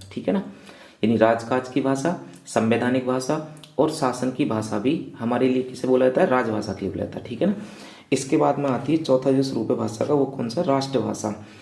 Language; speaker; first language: Hindi; native; Hindi